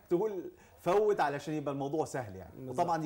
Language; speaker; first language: Arabic; native; Arabic